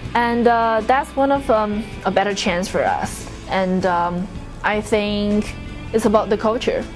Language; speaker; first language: English; non-native, learner; Chinese